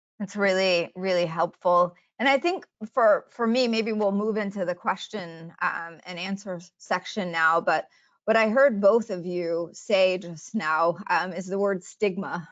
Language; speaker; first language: English; native; English